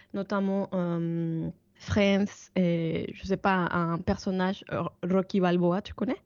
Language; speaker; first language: French; non-native, fluent; Spanish